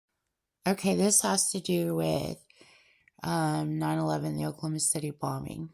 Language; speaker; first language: English; native; English